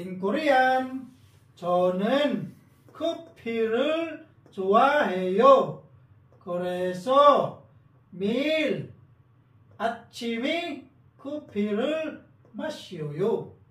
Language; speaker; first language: Korean; non-native, fluent; Filipino